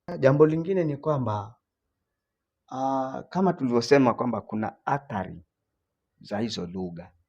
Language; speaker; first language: Swahili; non-native, local second language; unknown